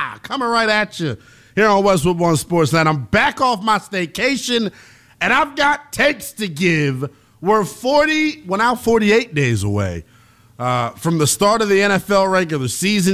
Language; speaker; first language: English; native; English